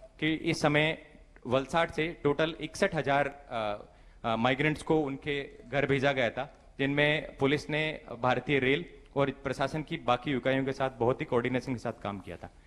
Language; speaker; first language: Hindi; native; Hindi